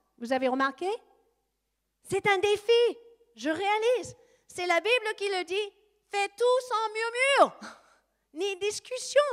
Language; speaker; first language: French; non-native, fluent; English